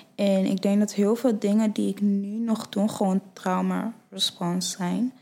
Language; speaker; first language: Dutch; early bilingual, other home language; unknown